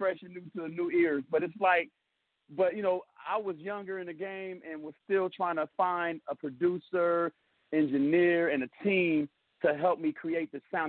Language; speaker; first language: English; native; English